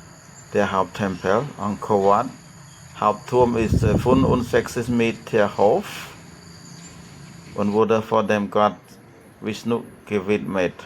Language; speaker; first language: German; non-native, fluent; Khmer